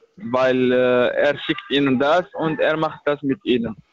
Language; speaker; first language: German; non-native, learner; Arabic